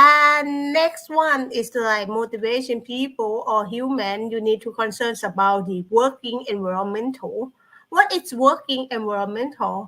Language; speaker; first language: English; non-native, learner; Thai